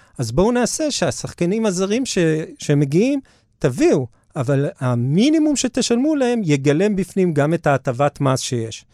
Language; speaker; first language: Hebrew; early bilingual, other home language; English